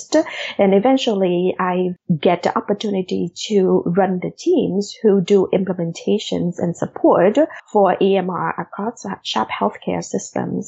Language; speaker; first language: English; non-native, fluent; Vietnamese